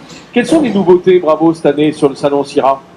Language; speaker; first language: French; native; French